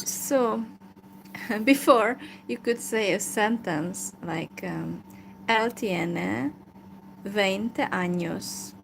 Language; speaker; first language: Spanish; non-native, learner; Hungarian